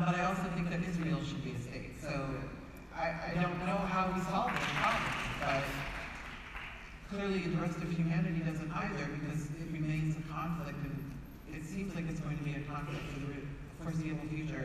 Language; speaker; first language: English; native; English